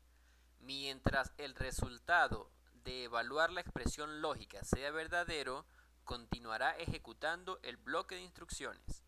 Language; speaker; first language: Spanish; native; Spanish